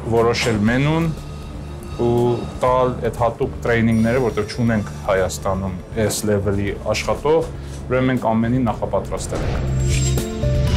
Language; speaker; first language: Armenian; early bilingual, heritage; Armenian